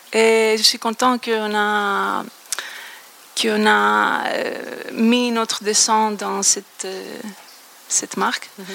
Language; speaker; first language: French; non-native, fluent; Greek